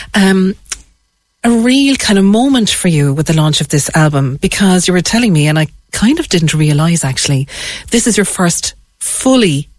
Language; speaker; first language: English; native; English